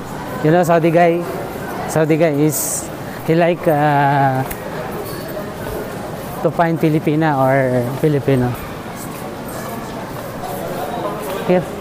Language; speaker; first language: English; non-native, learner; Filipino